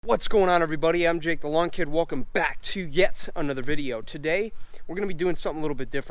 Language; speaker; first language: English; native; English